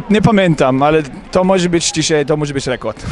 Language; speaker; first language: Polish; non-native, learner; German